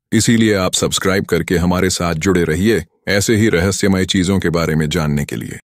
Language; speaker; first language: Hindi; native; Hindi